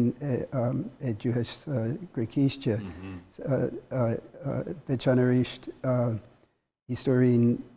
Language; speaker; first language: Albanian; non-native, learner; English